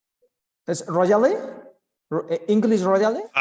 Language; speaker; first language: English; non-native, learner; Spanish